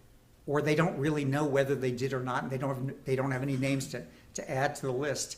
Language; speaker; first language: English; native; English